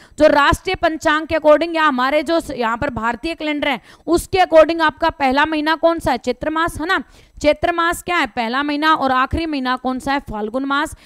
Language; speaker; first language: Hindi; native; Hindi